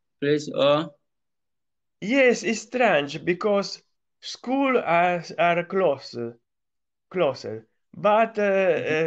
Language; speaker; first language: English; non-native, learner; Italian